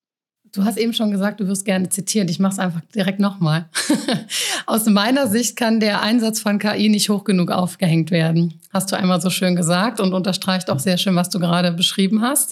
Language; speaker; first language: German; native; German